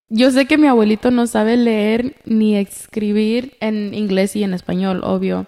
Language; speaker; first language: Spanish; early bilingual, heritage; Spanish